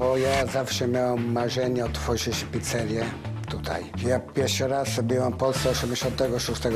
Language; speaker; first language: Polish; non-native, learner; Italian